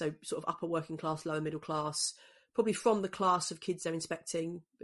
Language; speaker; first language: English; native; English